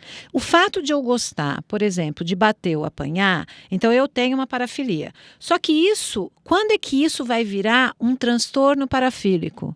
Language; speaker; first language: Portuguese; native; Portuguese